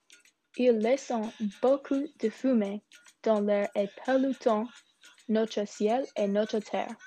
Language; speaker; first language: French; non-native, learner; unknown